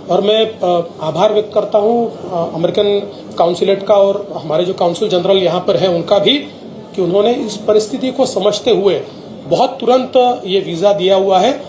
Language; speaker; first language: Hindi; non-native, local second language; Marathi